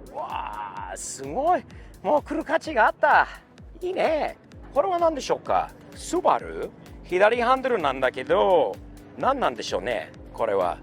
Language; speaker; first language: Japanese; non-native, fluent; English